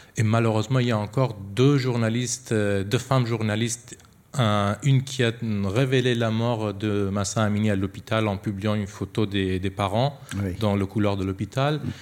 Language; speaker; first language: French; non-native, fluent; Persian